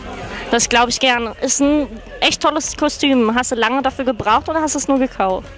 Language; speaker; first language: German; native; German